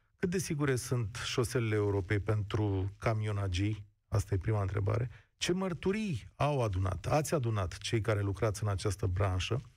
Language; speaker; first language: Romanian; native; Romanian